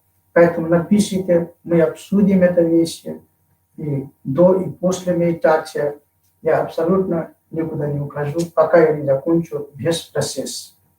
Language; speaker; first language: Russian; non-native, fluent; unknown